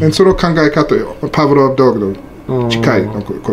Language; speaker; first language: Japanese; non-native, learner; English